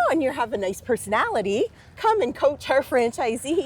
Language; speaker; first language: English; native; English